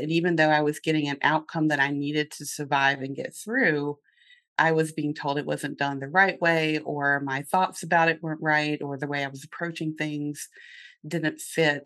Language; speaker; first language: English; native; English